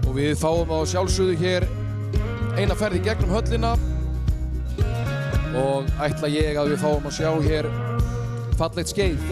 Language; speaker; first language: Icelandic; native; Icelandic